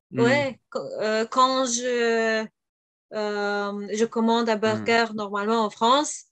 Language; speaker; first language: French; non-native, fluent; Bulgarian